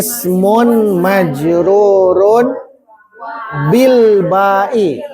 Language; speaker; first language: Arabic; non-native, fluent; Indonesian